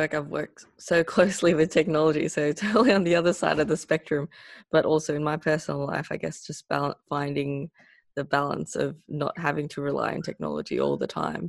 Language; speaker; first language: English; non-native, local second language; Filipino